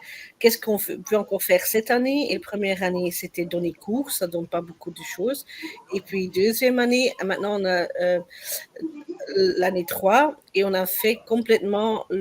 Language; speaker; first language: French; non-native, learner; Dutch